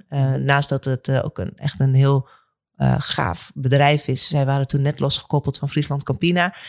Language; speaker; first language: Dutch; native; Dutch